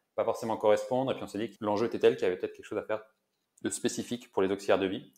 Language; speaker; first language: French; native; French